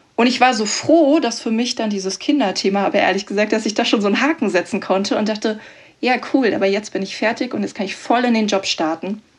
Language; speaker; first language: German; native; German